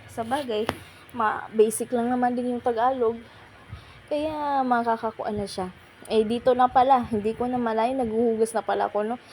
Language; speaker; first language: Filipino; non-native, local second language; Waray